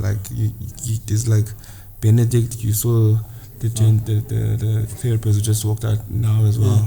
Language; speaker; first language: English; non-native, local second language; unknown